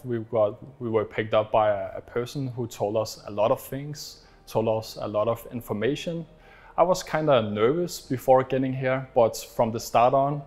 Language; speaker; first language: English; non-native, fluent; Danish